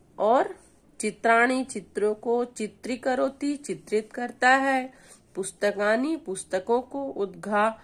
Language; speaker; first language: Hindi; native; Hindi